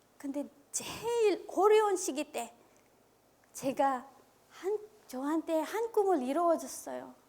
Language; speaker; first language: Korean; non-native, fluent; Filipino